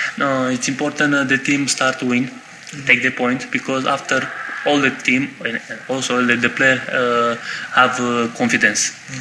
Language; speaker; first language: English; non-native, learner; Romanian